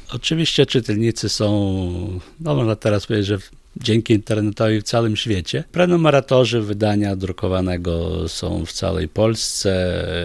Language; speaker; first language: Polish; non-native, local second language; Ukrainian